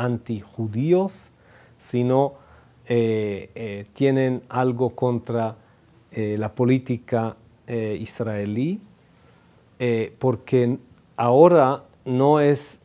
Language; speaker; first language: Spanish; non-native, fluent; Hebrew